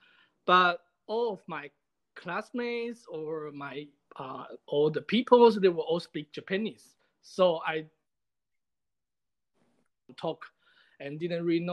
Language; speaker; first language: English; non-native, fluent; Chinese